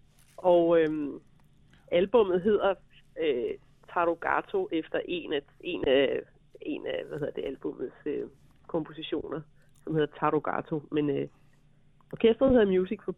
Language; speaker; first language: Danish; native; Danish